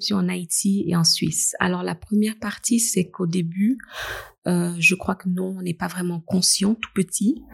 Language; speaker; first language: French; native; French